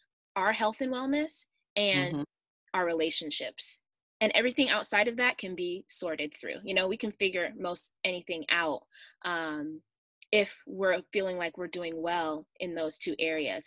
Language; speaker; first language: English; native; English